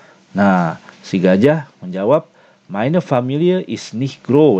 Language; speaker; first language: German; non-native, learner; Indonesian